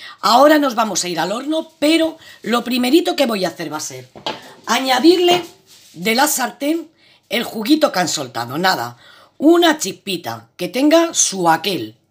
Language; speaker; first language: Spanish; native; Spanish